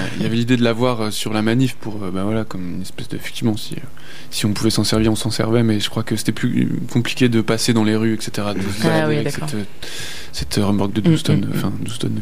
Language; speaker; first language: French; native; French